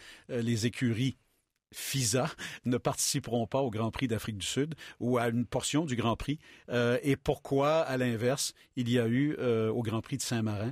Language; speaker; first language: French; native; French